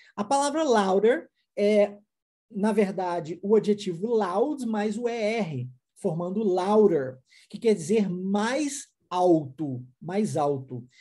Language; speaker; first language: Portuguese; non-native, fluent; English